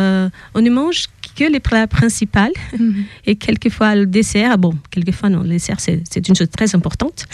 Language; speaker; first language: French; non-native, fluent; Portuguese